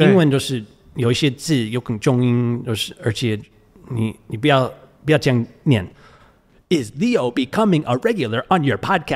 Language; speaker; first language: Chinese; non-native, fluent; English